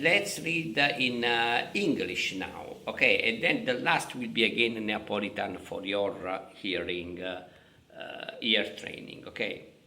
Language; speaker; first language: English; non-native, fluent; Italian